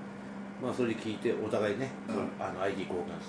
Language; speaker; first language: Japanese; native; Japanese